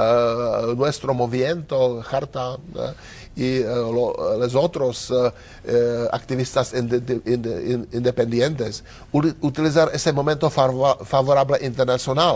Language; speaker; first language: Spanish; non-native, learner; Czech